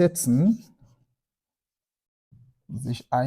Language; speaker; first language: German; non-native, fluent; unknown